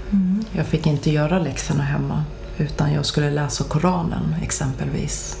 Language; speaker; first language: Swedish; early bilingual, other home language; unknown